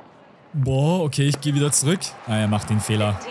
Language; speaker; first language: German; native; German